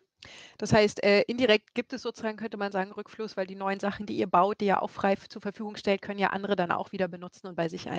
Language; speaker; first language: German; native; German